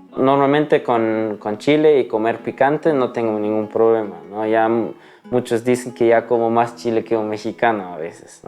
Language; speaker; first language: Spanish; non-native, fluent; German